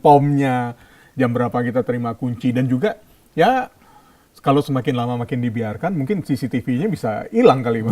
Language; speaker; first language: Indonesian; native; Indonesian